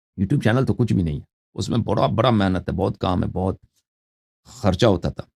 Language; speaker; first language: Urdu; non-native, fluent; Persian